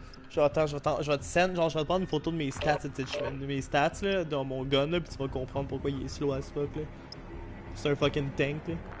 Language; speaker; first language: French; native; French